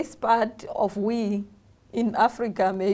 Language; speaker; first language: English; native; English